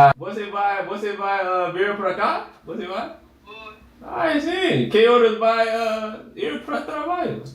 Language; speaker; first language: Portuguese; non-native, learner; English